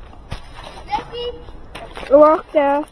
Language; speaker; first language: Dutch; early bilingual, other home language; Vietnamese